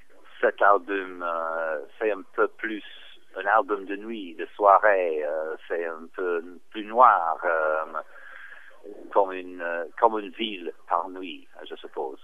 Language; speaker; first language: French; non-native, fluent; English